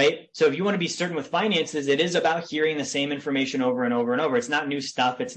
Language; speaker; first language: English; native; English